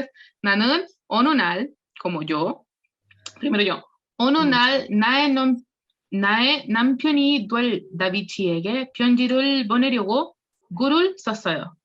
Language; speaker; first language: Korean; non-native, fluent; Spanish